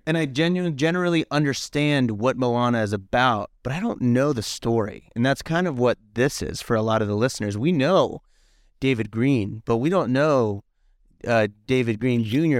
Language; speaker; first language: English; early bilingual, other home language; Spanish